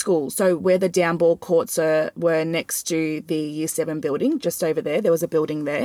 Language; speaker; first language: English; native; English